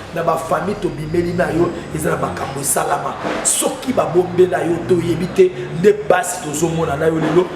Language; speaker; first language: Lingala; native; Lingala